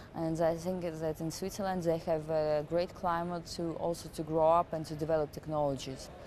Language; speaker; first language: English; non-native, fluent; Russian